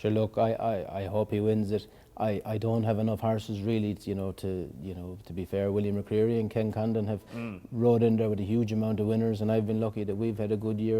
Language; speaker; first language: English; native; English